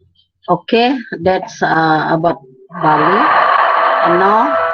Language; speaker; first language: English; non-native, fluent; Indonesian